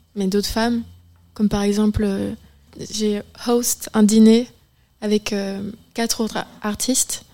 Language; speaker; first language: French; native; French